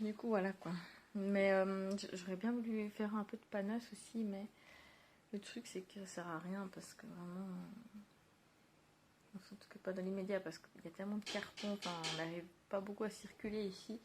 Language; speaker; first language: French; native; French